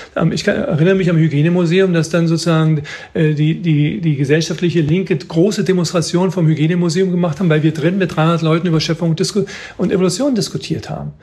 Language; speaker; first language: German; native; German